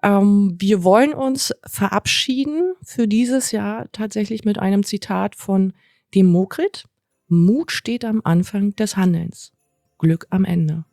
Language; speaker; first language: German; native; German